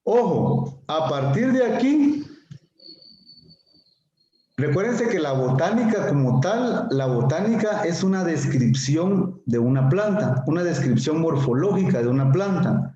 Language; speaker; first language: Spanish; native; Spanish